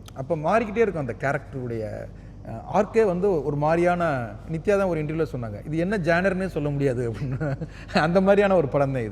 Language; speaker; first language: Tamil; native; Tamil